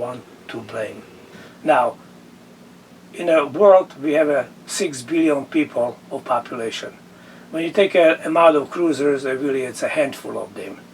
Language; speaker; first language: English; non-native, fluent; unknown